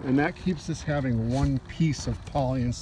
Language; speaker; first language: English; native; English